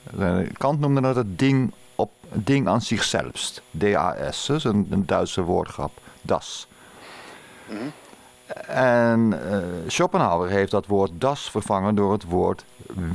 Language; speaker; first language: Dutch; native; Dutch